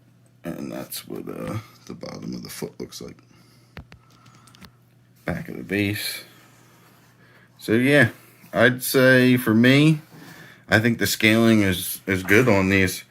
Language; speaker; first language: English; native; English